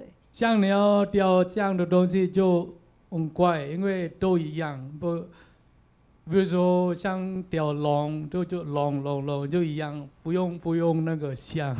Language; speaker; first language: Chinese; non-native, learner; Balinese